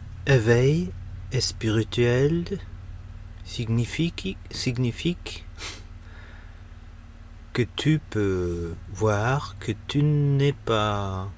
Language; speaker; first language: French; non-native, learner; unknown